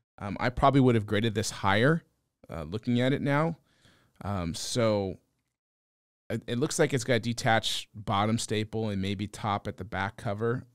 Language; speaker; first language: English; native; English